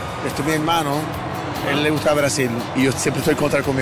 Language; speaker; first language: Spanish; early bilingual, heritage; Spanish